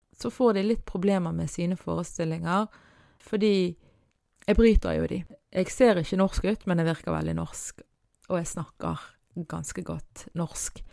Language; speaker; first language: Norwegian; early bilingual, other home language; Arabic